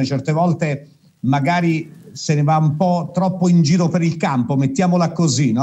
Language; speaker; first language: Italian; native; Italian